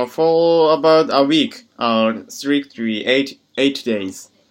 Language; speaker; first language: English; non-native, learner; Japanese